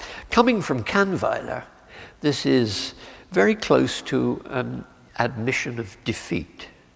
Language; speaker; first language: English; native; English